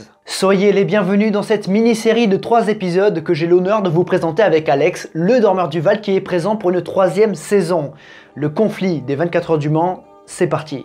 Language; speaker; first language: French; native; French